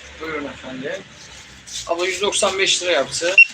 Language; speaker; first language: Turkish; native; Turkish